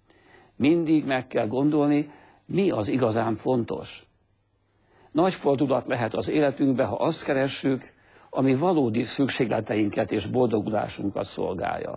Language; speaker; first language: Hungarian; native; Hungarian